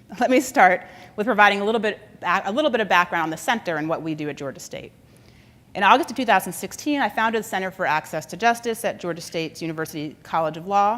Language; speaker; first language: English; native; English